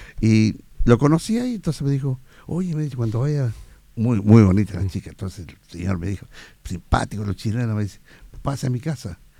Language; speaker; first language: Spanish; native; Spanish